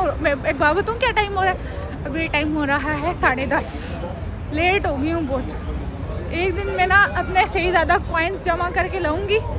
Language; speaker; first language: Urdu; native; Urdu